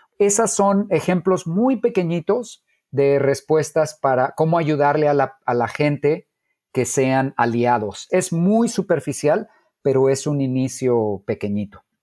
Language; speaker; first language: Spanish; native; Spanish